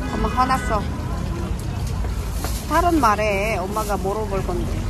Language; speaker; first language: Korean; non-native, fluent; Filipino